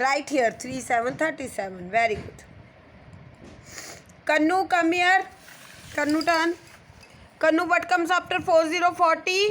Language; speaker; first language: English; non-native, local second language; Hindi